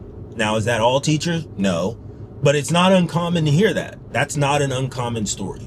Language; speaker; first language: English; native; English